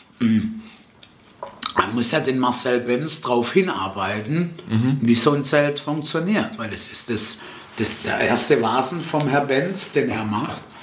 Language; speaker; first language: German; early bilingual, other home language; Italian